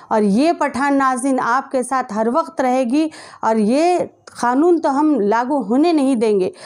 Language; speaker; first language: Hindi; native; Hindi